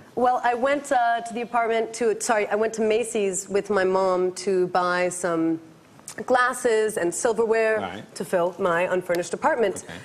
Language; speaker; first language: English; native; English